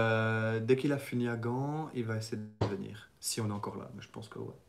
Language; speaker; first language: French; native; French